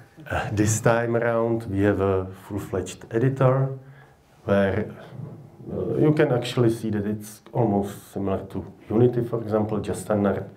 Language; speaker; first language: English; non-native, fluent; Czech